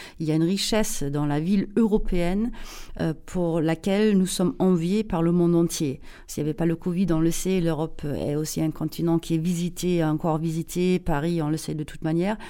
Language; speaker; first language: French; non-native, fluent; German